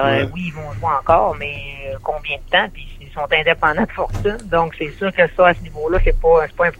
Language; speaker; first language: French; native; French